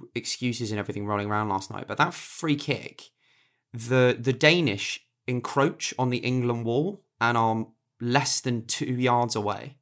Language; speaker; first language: English; native; English